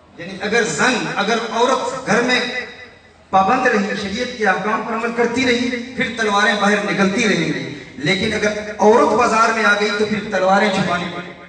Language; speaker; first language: Urdu; early bilingual, heritage; Urdu